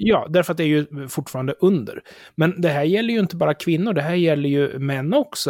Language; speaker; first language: Swedish; native; Swedish